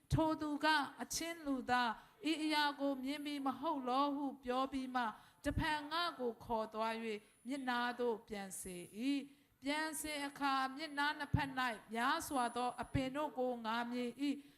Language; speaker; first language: Burmese; non-native, local second language; Tedim Chin